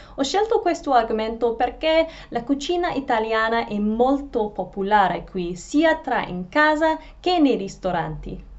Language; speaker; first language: Italian; non-native, fluent; English